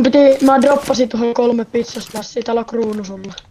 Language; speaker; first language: Finnish; native; Finnish